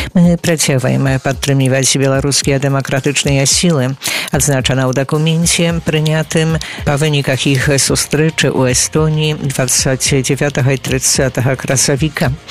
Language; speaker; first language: Belarusian; native; Belarusian